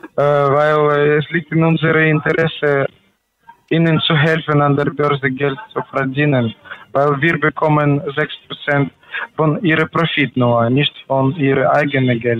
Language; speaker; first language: German; non-native, learner; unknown